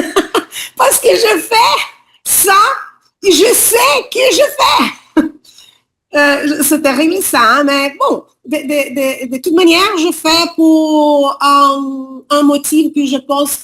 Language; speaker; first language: French; non-native, learner; Portuguese